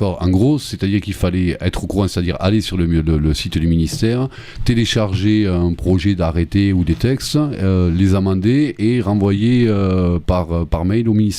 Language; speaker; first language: French; native; French